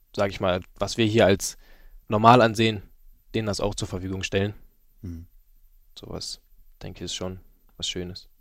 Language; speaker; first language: German; native; German